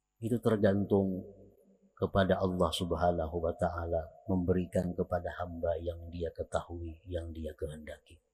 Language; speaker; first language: Indonesian; non-native, local second language; Banjar